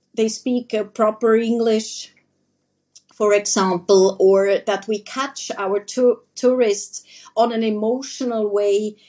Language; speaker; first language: English; non-native, fluent; German